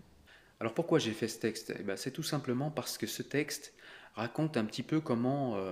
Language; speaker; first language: French; native; French